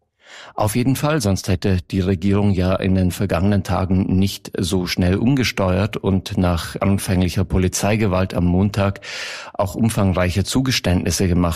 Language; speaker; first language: German; native; German